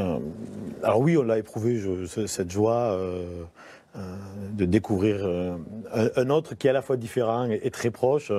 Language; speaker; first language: French; native; French